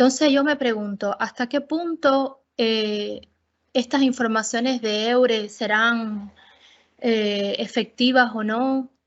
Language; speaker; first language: Spanish; non-native, fluent; Portuguese